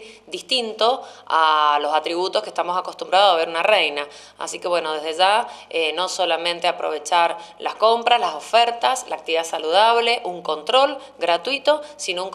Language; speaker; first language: Spanish; native; Spanish